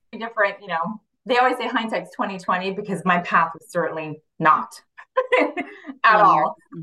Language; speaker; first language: English; early bilingual, other home language; Spanish